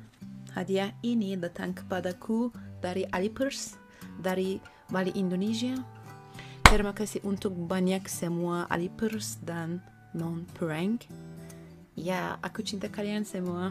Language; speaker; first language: Indonesian; non-native, learner; Turkish